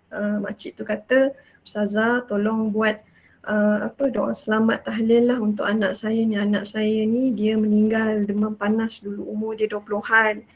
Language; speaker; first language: Malay; native; Malay